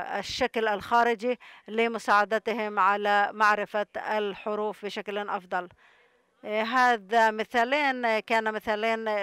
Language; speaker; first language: Arabic; non-native, local second language; Hebrew